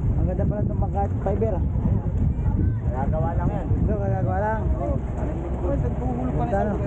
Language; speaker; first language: Filipino; native; Filipino